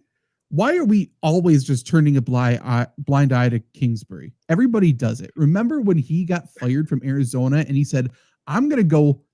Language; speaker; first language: English; native; English